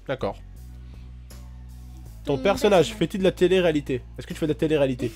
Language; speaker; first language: French; native; French